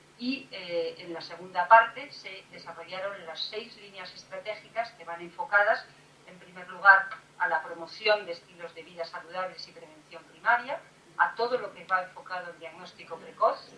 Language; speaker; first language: Spanish; native; Spanish